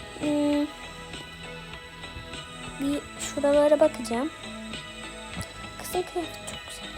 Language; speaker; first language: Turkish; native; Turkish